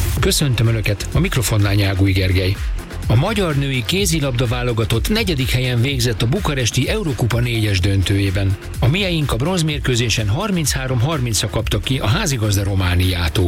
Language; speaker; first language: Hungarian; native; Hungarian